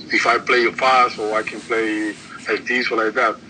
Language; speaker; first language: English; non-native, learner; Spanish